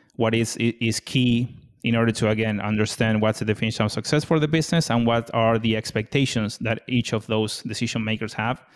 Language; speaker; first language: English; non-native, fluent; Spanish